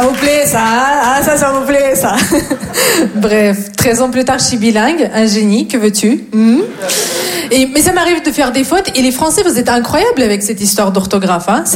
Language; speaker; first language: French; non-native, fluent; Russian